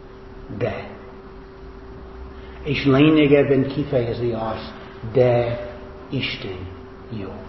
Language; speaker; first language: Hungarian; non-native, fluent; English